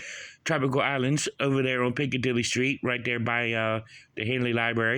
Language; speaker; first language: English; native; English